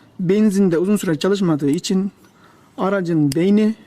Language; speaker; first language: Turkish; native; Turkish